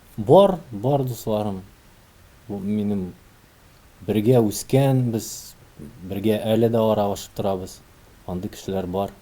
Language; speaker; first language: Tatar; early bilingual, heritage; Tatar